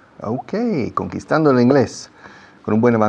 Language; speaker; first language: Spanish; non-native, fluent; English